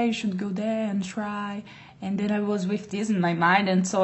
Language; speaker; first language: English; non-native, learner; Portuguese